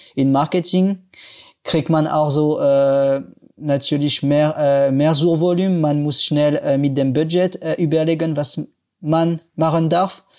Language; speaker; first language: German; non-native, fluent; French